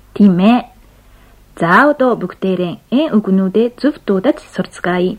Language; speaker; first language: Mongolian; non-native, fluent; Japanese